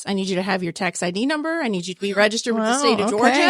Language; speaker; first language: English; native; English